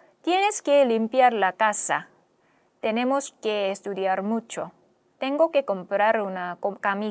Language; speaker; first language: Spanish; non-native, fluent; Korean